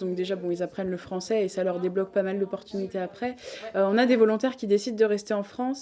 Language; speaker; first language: French; native; French